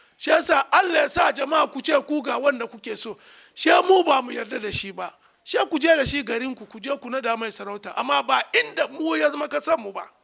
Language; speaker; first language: Hausa; early bilingual, heritage; Hausa